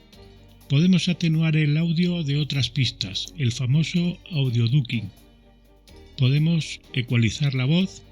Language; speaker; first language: Spanish; native; Spanish